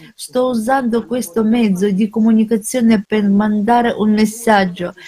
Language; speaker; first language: Italian; non-native, fluent; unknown